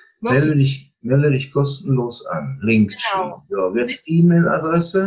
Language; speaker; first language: German; native; German